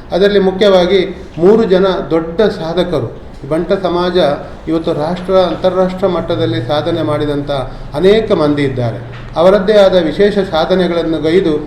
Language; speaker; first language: Kannada; non-native, local second language; Tulu